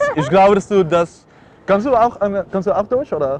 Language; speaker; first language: German; non-native, learner; Dutch